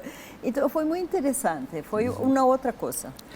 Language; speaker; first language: Spanish; non-native, fluent; Portuguese